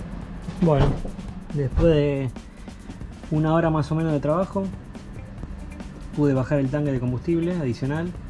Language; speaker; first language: Spanish; native; Spanish